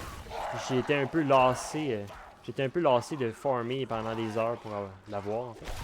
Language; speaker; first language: French; native; French